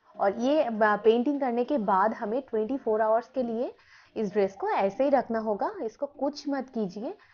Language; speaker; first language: Hindi; non-native, local second language; Bangla